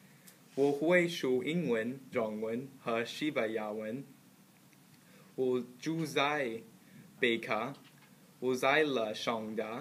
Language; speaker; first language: Chinese; non-native, learner; English